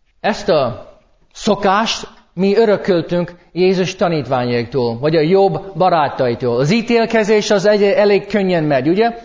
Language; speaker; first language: Hungarian; non-native, fluent; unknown